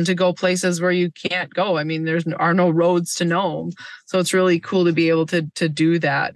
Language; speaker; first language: English; native; English